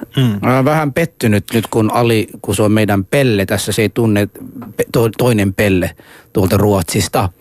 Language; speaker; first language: Finnish; non-native, fluent; Somali